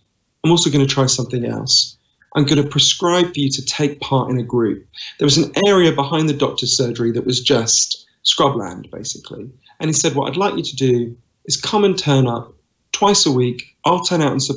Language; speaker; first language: English; native; English